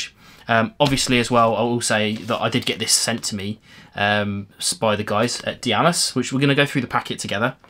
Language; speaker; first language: English; native; English